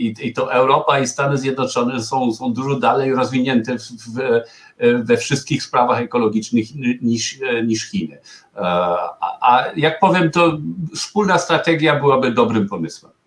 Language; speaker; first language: Polish; non-native, fluent; German